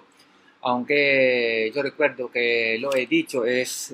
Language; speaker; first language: Spanish; non-native, learner; Filipino